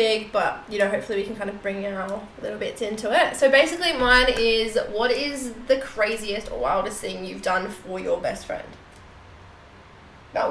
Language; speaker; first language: English; native; English